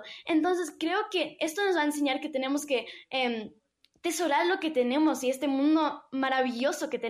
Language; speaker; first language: Spanish; early bilingual, heritage; English